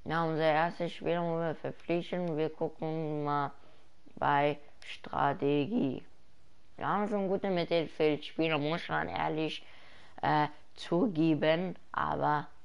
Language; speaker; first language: German; early bilingual, other home language; Persian